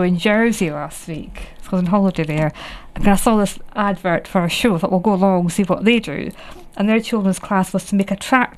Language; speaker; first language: English; native; English